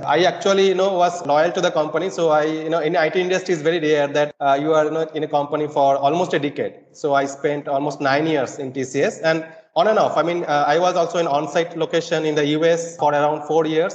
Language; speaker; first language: English; non-native, local second language; Bangla